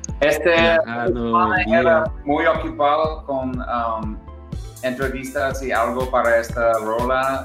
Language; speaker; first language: Spanish; non-native, learner; English